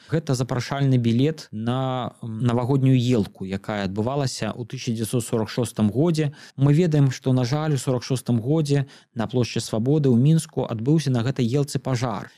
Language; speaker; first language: Belarusian; native; Belarusian